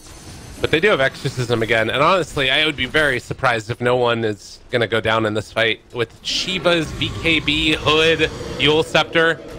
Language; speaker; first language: English; native; English